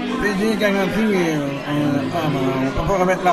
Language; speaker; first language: French; native; French